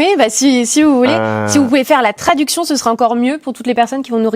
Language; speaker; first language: French; native; French